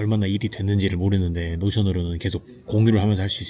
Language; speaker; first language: Korean; native; Korean